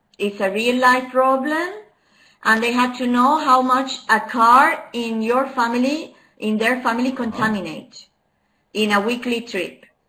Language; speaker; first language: English; non-native, fluent; Spanish